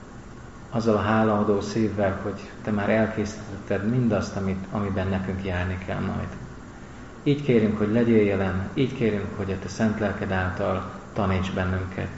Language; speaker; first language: Hungarian; native; Hungarian